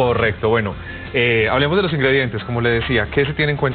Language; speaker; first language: Spanish; native; Spanish